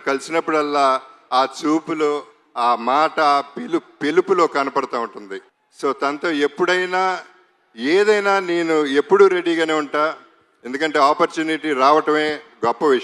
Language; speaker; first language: Telugu; native; Telugu